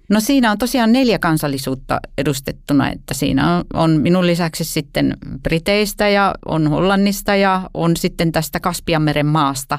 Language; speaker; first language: Finnish; native; Finnish